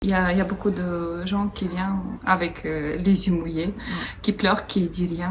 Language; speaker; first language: French; non-native, fluent; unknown